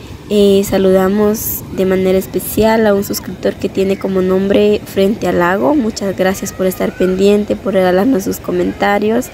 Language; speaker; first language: Spanish; native; Spanish